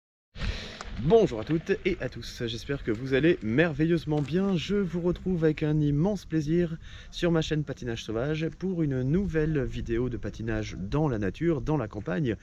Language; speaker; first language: French; native; French